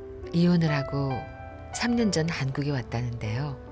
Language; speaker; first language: Korean; native; Korean